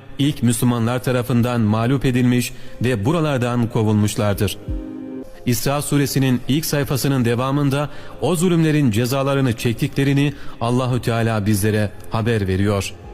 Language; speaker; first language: Turkish; native; Turkish